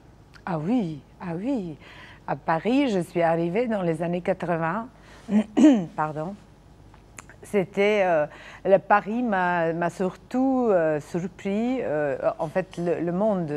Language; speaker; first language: French; non-native, fluent; Serbian